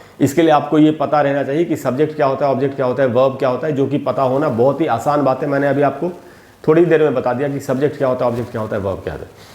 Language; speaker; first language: Hindi; native; Hindi